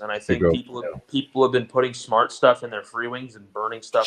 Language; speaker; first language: English; native; English